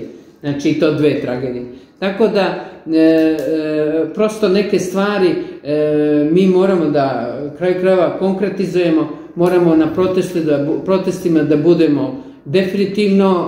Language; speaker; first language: Serbian; native; Serbian